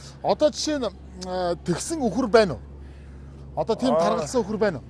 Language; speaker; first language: Mongolian; native; Mongolian